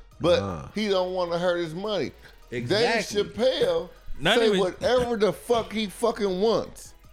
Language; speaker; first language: English; native; English